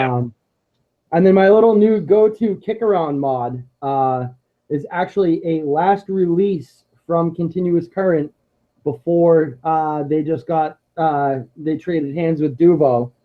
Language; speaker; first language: English; native; English